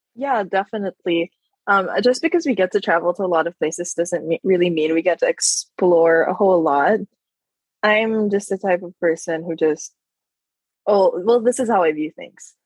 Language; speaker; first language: English; non-native, local second language; Filipino